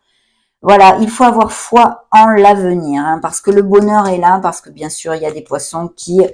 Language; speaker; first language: French; native; French